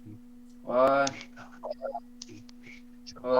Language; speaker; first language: French; native; French